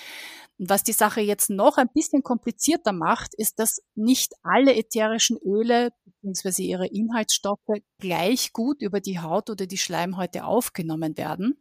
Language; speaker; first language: German; native; German